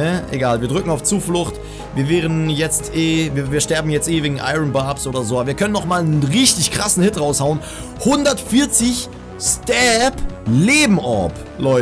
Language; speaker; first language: German; native; German